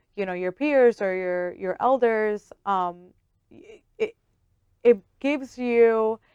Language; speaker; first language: English; early bilingual, other home language; Spanish